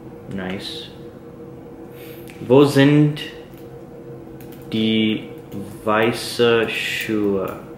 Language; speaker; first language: German; non-native, learner; English